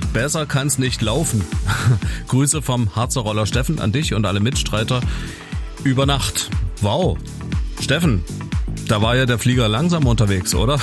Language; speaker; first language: German; native; German